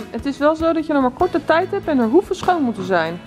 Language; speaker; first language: Dutch; native; Dutch